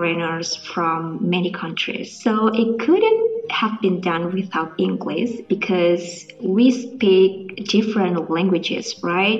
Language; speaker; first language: English; non-native, fluent; Indonesian